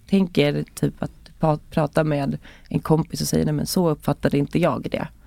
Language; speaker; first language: Swedish; early bilingual, other home language; Estonian